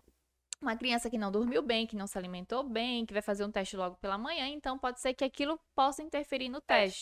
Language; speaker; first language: Portuguese; native; Portuguese